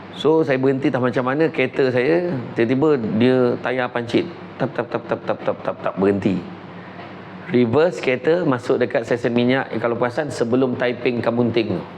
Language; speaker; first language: Malay; native; Malay